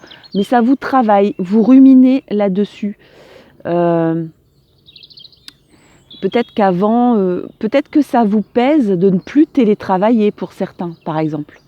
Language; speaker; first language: French; native; French